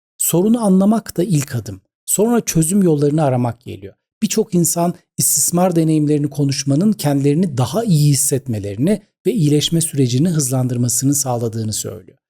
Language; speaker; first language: Turkish; native; Turkish